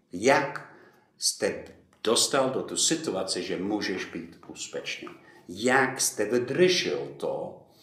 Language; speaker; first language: Czech; non-native, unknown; English